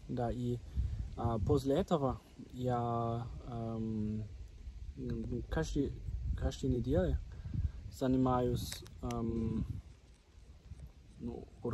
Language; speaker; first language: Russian; non-native, learner; German